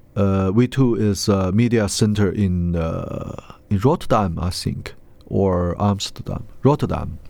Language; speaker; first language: English; non-native, learner; Chinese